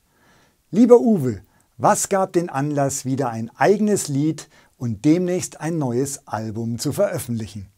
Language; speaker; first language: German; native; German